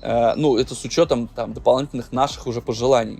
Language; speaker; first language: Russian; native; Russian